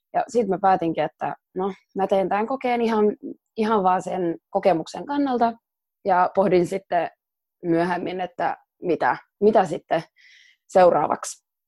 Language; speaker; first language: Finnish; early bilingual, other home language; Somali